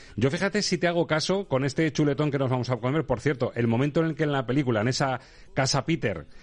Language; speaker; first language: Spanish; native; Spanish